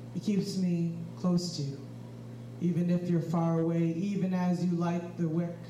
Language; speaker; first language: English; native; English